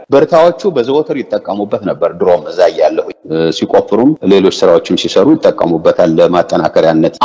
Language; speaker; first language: Amharic; native; Amharic